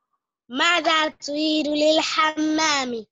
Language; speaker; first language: Arabic; non-native, learner; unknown